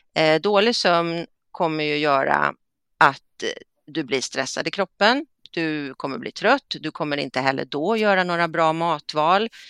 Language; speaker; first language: Swedish; native; Swedish